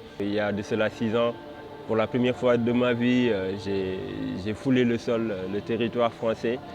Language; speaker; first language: French; non-native, local second language; Wolof